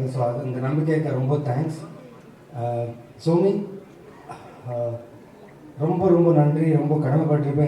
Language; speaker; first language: Tamil; non-native, fluent; Telugu